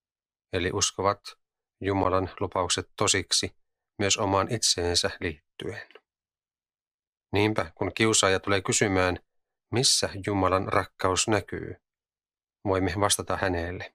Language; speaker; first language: Finnish; native; Finnish